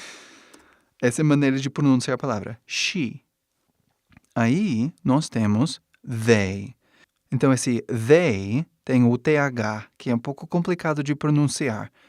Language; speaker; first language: Portuguese; non-native, fluent; English